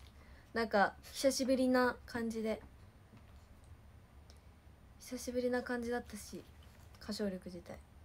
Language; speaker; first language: Japanese; native; Japanese